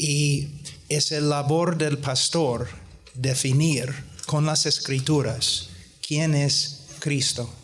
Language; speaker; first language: Spanish; non-native, fluent; English